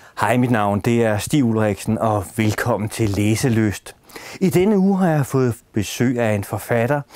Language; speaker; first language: Danish; native; Danish